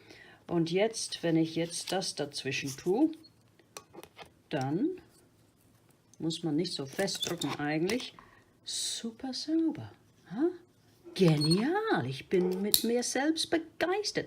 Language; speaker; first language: German; non-native, fluent; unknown